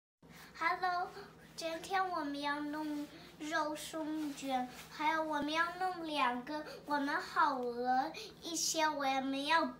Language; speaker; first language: Chinese; early bilingual, heritage; Chinese